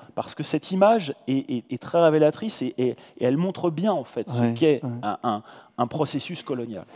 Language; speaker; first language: French; native; French